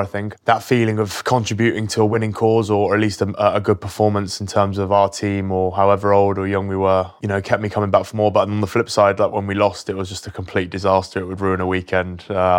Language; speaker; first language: English; native; English